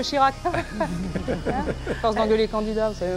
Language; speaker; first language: French; native; French